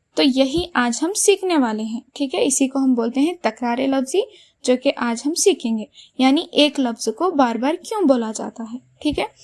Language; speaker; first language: Urdu; native; Urdu